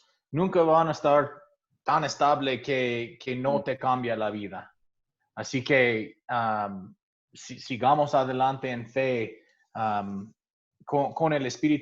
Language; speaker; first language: Spanish; non-native, fluent; English